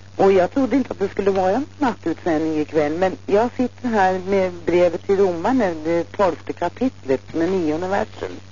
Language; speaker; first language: Swedish; non-native, fluent; Norwegian